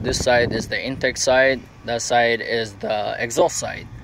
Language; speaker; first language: English; non-native, local second language; Somali